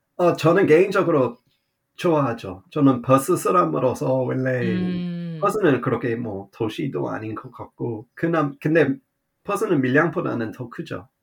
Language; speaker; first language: Korean; non-native, fluent; English